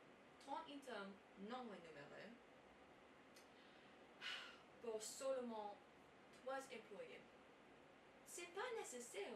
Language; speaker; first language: French; non-native, learner; English